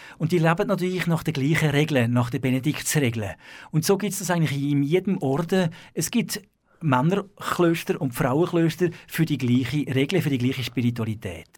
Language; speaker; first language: German; native; German